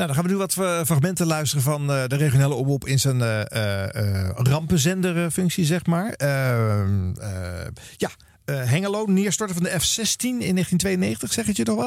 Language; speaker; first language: Dutch; native; Dutch